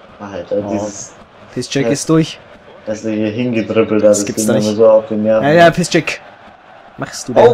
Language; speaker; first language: German; native; German